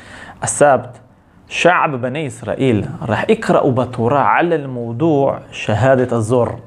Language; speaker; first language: Arabic; non-native, local second language; Hebrew